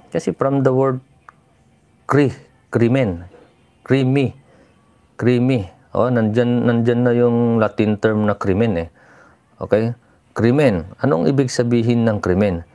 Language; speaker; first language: Filipino; non-native, local second language; Iloko